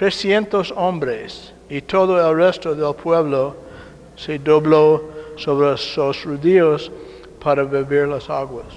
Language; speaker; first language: Spanish; non-native, learner; English